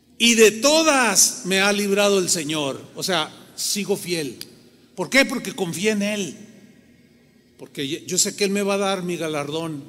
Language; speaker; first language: Spanish; native; Spanish